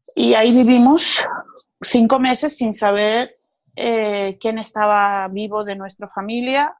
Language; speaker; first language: Spanish; non-native, fluent; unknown